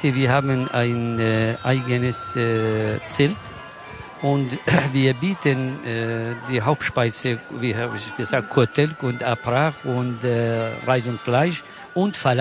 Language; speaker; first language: German; non-native, local second language; Kurdish